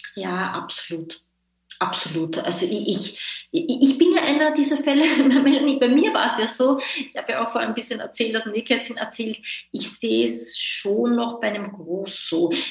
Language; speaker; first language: German; native; German